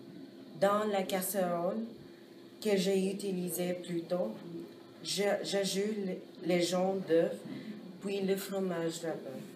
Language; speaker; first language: French; non-native, learner; English